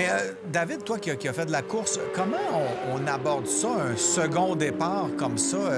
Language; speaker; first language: French; native; French